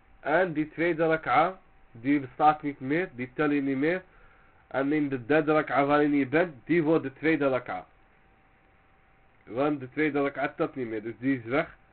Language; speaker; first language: Dutch; early bilingual, other home language; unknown